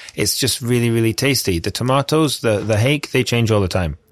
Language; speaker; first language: English; native; English